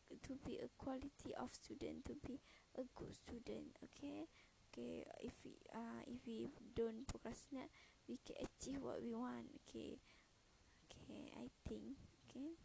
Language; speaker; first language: English; non-native, learner; Malay